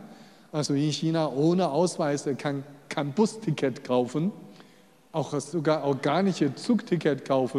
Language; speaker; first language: German; non-native, fluent; Chinese